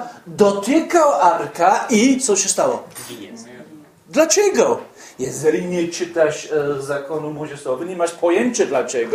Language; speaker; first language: Polish; non-native, fluent; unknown